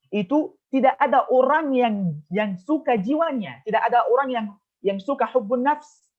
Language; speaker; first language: Indonesian; non-native, fluent; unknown